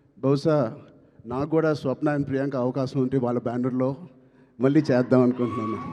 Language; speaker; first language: Telugu; native; Telugu